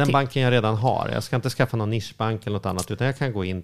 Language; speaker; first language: Swedish; native; Swedish